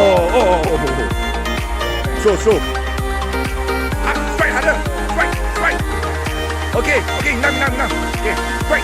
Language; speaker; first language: English; non-native, learner; Thai